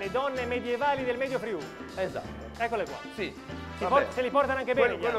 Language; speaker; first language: Italian; native; Italian